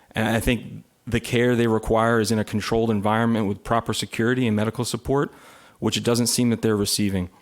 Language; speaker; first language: English; native; English